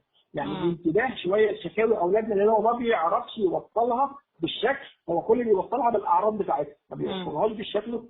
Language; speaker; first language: Arabic; native; Arabic